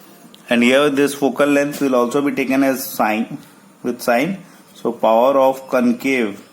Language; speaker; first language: English; non-native, local second language; Hindi